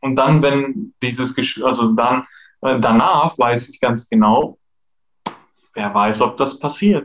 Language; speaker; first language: German; non-native, fluent; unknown